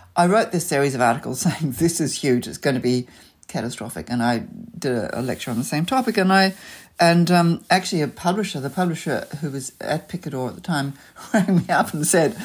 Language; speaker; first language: English; native; English